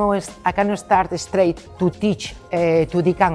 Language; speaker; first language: English; non-native, fluent; Spanish